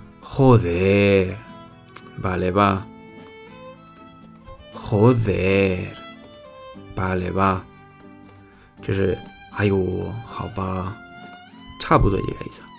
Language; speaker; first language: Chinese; non-native, fluent; Spanish